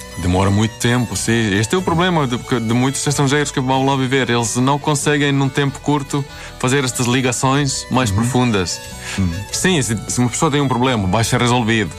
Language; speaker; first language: Portuguese; non-native, fluent; Swedish